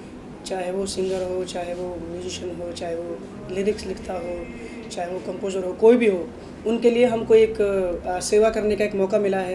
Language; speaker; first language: Hindi; native; Hindi